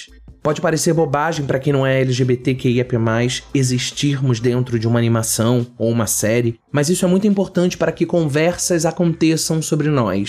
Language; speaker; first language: Portuguese; native; Portuguese